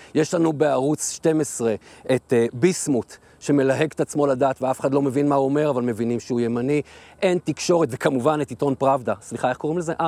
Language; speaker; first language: Hebrew; native; Hebrew